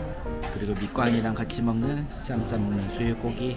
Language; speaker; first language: Korean; native; Korean